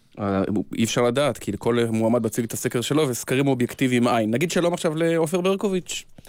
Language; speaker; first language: Hebrew; native; Hebrew